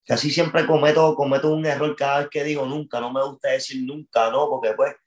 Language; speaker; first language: Spanish; native; Spanish